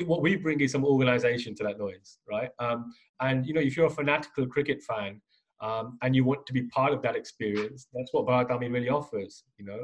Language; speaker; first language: English; native; English